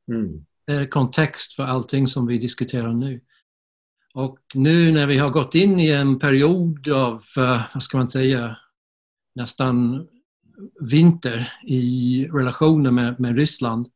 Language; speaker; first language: Swedish; non-native, fluent; English